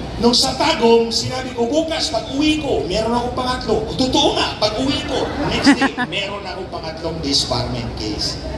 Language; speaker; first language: Filipino; non-native, local second language; Cebuano